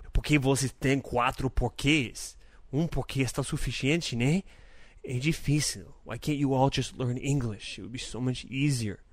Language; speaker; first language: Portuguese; non-native, learner; English